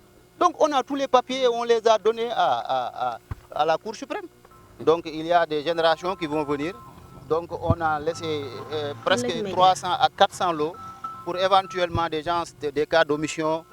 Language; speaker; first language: French; non-native, local second language; Wolof